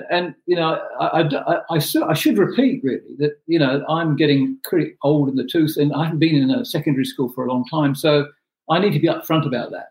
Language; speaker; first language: English; non-native, local second language; Urdu